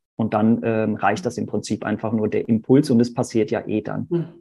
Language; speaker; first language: German; early bilingual, other home language; Portuguese